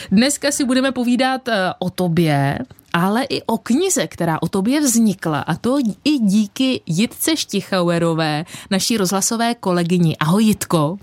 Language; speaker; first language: Czech; native; Czech